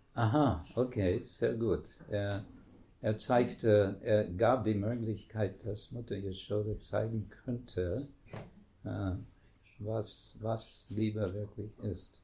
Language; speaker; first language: German; non-native, fluent; English